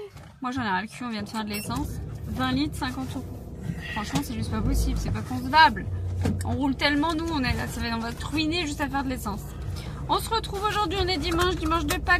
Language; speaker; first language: French; native; French